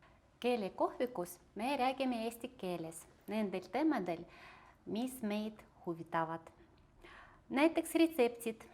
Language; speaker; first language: Estonian; non-native, local second language; Russian